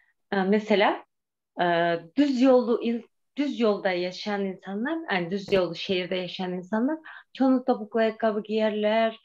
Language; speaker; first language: Turkish; non-native, fluent; Kyrgyz